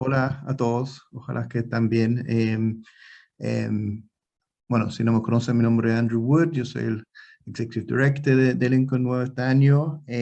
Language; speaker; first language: Spanish; non-native, fluent; English